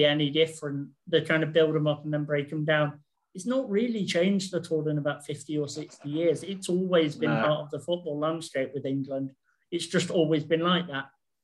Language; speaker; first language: English; native; English